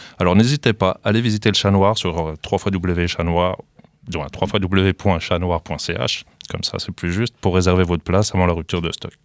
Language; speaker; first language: French; native; French